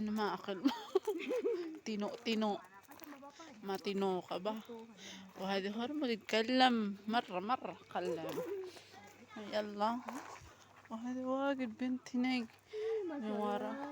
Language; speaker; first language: Arabic; non-native, learner; Filipino